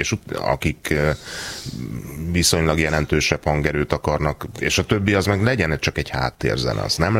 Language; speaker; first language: Hungarian; native; Hungarian